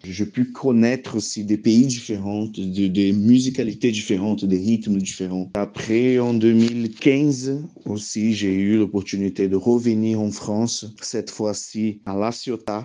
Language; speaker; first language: French; non-native, fluent; Portuguese